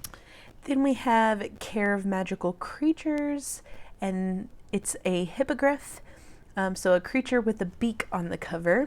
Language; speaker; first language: English; native; English